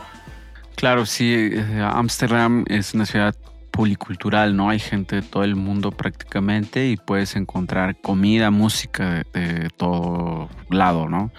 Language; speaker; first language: Spanish; native; Spanish